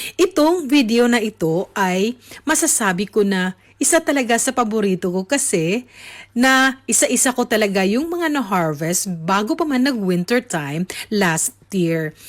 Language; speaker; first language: Filipino; native; Filipino